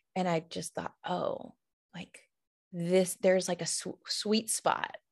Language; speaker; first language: English; native; English